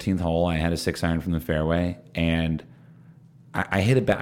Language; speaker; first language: English; native; English